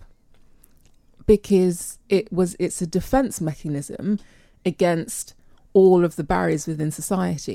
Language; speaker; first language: English; native; English